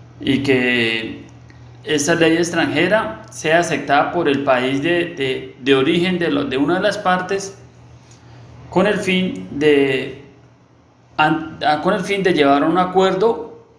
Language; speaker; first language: Spanish; native; Spanish